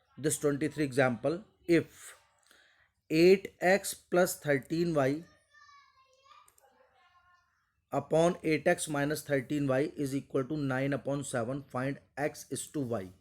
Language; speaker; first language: English; non-native, local second language; Hindi